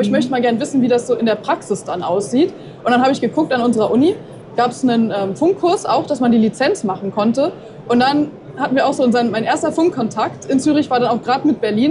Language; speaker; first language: German; native; German